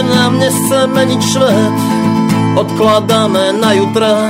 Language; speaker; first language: Slovak; native; Slovak